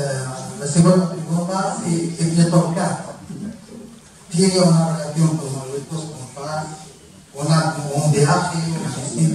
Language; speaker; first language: Spanish; non-native, fluent; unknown